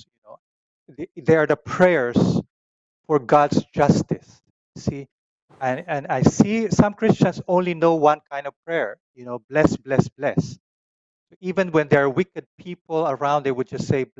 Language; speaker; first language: English; non-native, local second language; Filipino